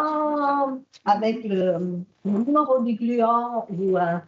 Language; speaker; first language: French; non-native, fluent; German